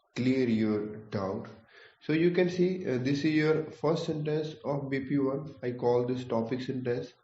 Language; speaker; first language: English; non-native, local second language; Punjabi